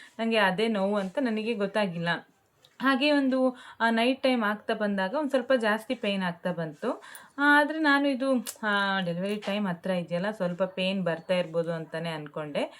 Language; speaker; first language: Kannada; native; Kannada